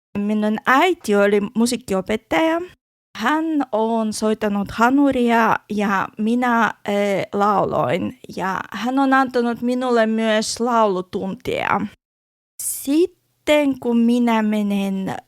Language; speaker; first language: Finnish; non-native, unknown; Russian